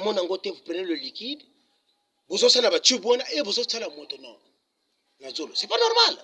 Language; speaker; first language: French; non-native, local second language; Lingala